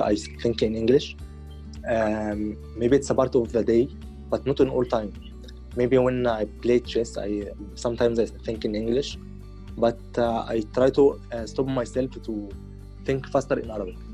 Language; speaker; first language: English; non-native, learner; Arabic